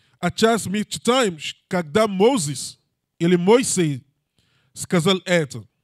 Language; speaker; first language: Russian; non-native, learner; English